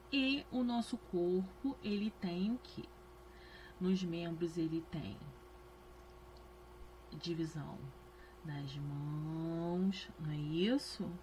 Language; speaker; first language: Portuguese; native; Portuguese